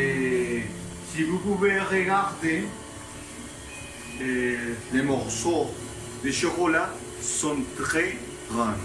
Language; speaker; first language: French; non-native, learner; Spanish